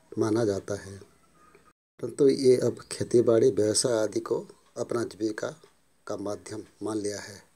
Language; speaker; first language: Hindi; non-native, local second language; Odia